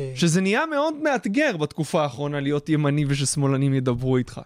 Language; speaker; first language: Hebrew; native; Hebrew